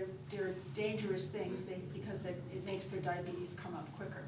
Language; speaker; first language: English; native; English